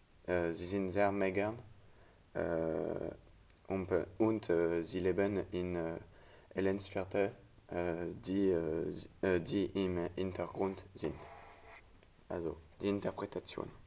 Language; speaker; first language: German; non-native, learner; French